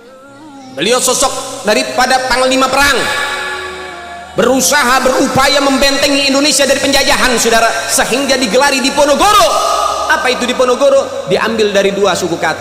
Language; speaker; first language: Indonesian; native; Indonesian